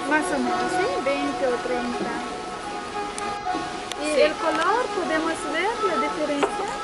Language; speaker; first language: Spanish; non-native, learner; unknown